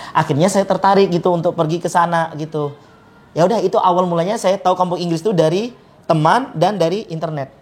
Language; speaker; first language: Indonesian; native; Indonesian